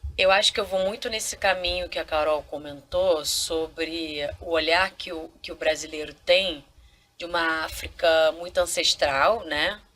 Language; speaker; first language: Portuguese; non-native, local second language; Kabuverdianu